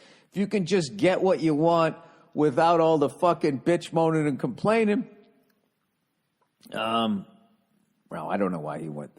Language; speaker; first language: English; native; English